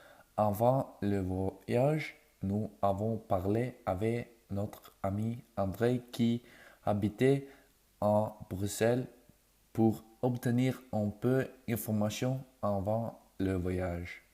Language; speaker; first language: French; non-native, learner; Norwegian